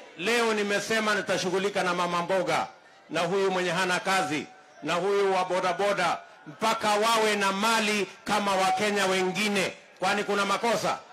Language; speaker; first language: Swahili; non-native, local second language; Kalenjin